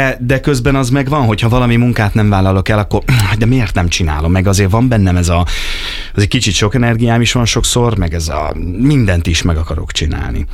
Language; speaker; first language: Hungarian; native; Hungarian